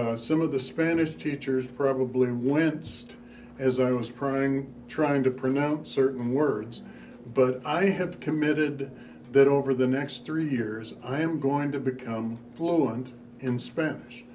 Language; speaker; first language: English; native; English